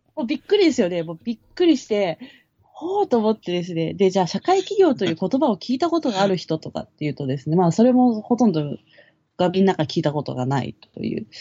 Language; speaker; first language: Japanese; native; Japanese